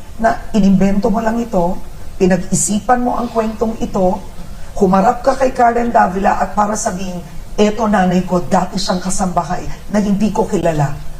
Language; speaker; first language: Filipino; native; Filipino